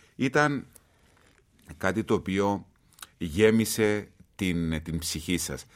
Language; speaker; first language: Greek; native; Greek